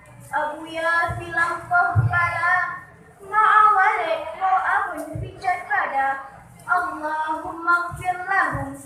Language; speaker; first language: Arabic; non-native, learner; Achinese